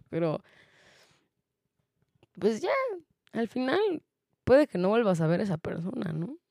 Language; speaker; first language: Spanish; native; Spanish